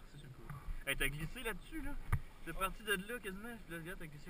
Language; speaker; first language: French; native; French